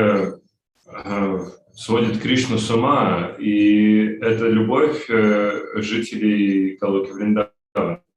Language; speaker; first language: Russian; native; Russian